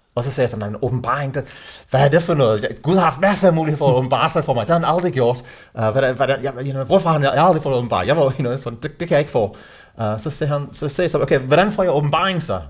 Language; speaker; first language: Danish; non-native, fluent; English